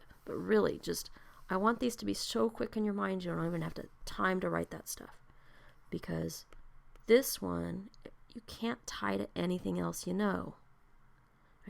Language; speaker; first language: English; native; English